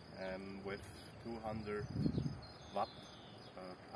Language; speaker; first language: English; non-native, learner; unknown